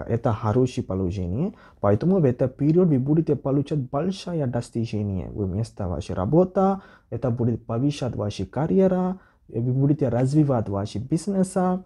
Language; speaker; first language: Russian; non-native, learner; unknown